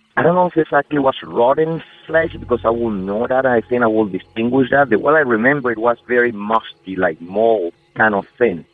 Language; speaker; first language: English; non-native, fluent; Spanish